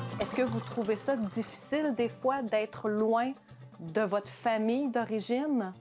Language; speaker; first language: French; native; French